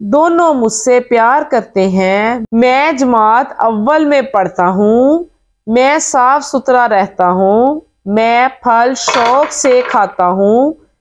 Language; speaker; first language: Urdu; native; Urdu